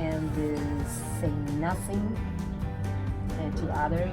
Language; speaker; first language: English; non-native, learner; Japanese